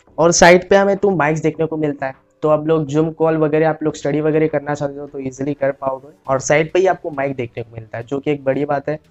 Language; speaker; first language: Hindi; native; Hindi